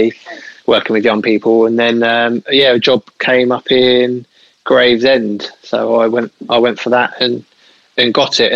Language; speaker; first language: English; native; English